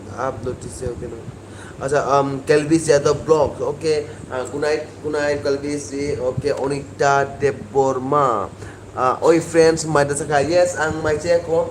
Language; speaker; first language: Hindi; non-native, local second language; Kok Borok